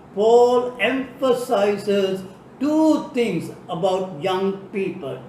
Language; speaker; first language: English; non-native, local second language; Tamil